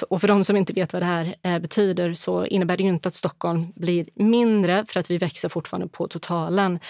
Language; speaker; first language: Swedish; early bilingual, other home language; Bosnian